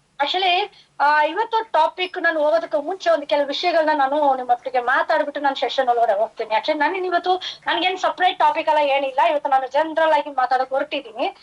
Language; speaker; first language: Kannada; non-native, fluent; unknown